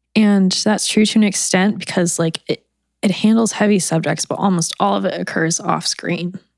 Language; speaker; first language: English; native; English